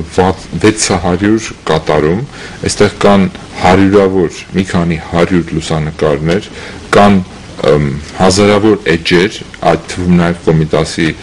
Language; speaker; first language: Armenian; native; Armenian